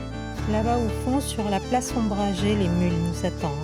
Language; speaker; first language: French; native; French